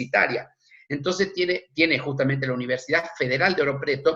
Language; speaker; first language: Spanish; native; Spanish